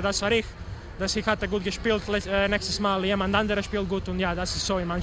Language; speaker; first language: German; non-native, fluent; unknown